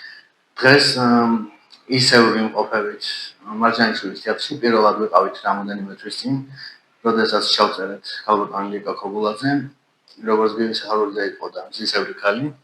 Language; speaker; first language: Georgian; native; Georgian